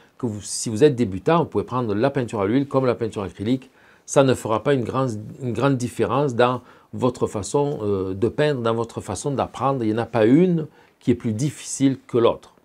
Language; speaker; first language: French; native; French